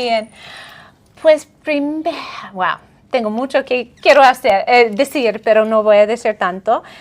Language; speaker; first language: Spanish; non-native, fluent; English